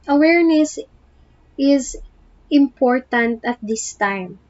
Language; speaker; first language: English; non-native, local second language; Filipino